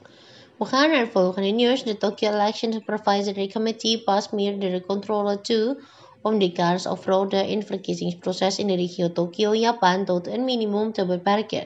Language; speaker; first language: Dutch; non-native, fluent; Indonesian